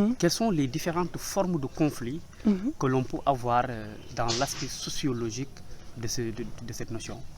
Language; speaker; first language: French; non-native, local second language; Wolof